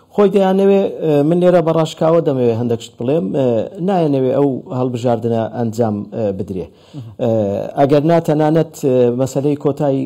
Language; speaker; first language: Central Kurdish; non-native, local second language; Turkish